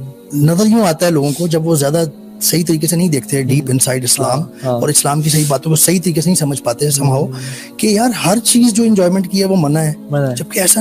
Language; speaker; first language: Urdu; native; Urdu